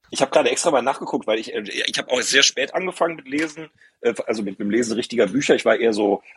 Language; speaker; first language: German; native; German